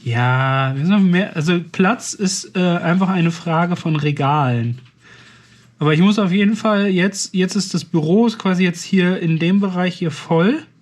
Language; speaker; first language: German; native; German